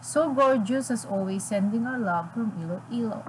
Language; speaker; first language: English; non-native, local second language; Filipino